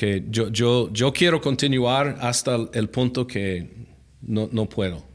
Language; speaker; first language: Spanish; non-native, fluent; English